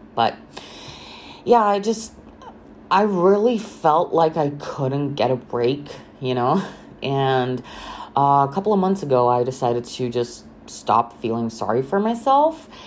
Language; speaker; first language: English; non-native, fluent; Romanian